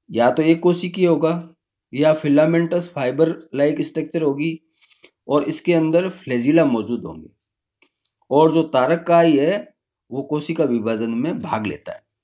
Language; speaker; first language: Hindi; native; Hindi